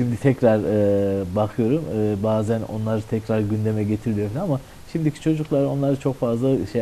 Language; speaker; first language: Turkish; native; Turkish